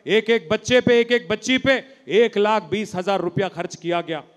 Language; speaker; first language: Hindi; non-native, local second language; Telugu